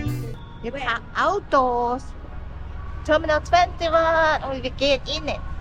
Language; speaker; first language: German; non-native, learner; Thai